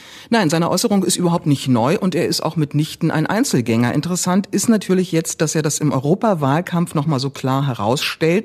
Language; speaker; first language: German; native; German